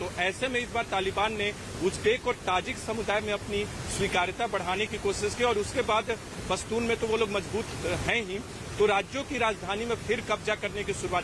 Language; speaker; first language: Hindi; native; Hindi